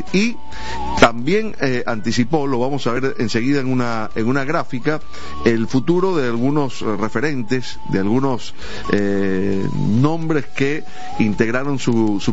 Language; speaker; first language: Spanish; native; Spanish